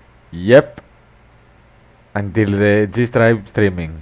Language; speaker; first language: English; non-native, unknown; Greek